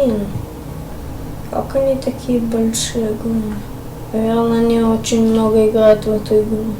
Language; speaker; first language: Russian; early bilingual, heritage; Russian